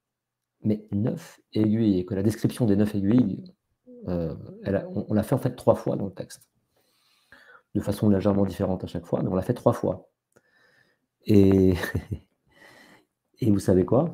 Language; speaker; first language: French; native; French